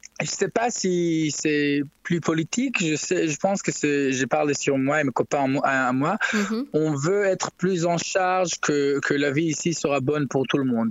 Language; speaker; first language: French; non-native, learner; Hebrew